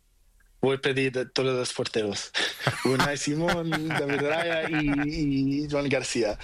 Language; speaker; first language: Spanish; non-native, learner; Portuguese